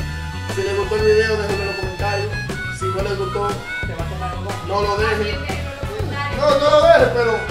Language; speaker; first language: Spanish; native; Spanish